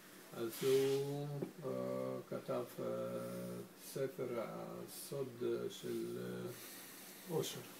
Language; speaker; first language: Hebrew; non-native, fluent; Russian